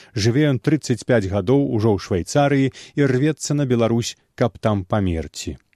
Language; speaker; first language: Belarusian; native; Belarusian